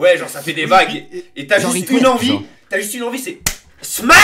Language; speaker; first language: French; native; French